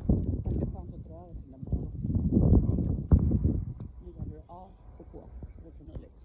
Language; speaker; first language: Swedish; native; Swedish